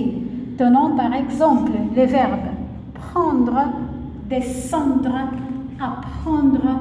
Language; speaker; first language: French; non-native, fluent; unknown